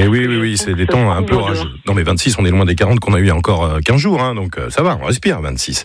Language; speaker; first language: French; native; French